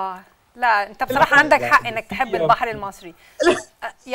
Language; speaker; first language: Arabic; native; Arabic